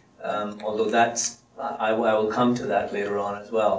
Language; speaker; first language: English; non-native, local second language; Punjabi